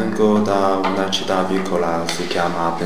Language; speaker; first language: Italian; non-native, learner; Chinese